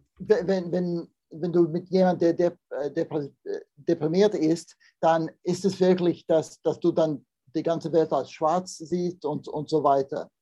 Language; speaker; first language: German; non-native, learner; English